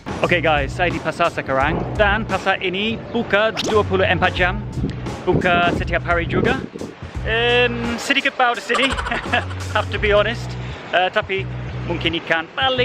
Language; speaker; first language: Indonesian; non-native, learner; English